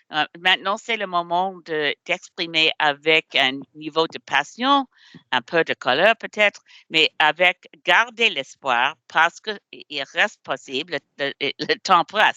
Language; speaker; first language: French; non-native, learner; English